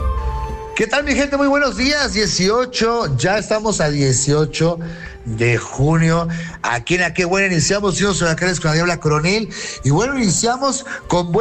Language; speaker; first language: Spanish; native; Spanish